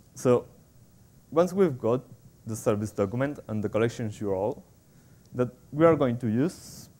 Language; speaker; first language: English; non-native, fluent; Spanish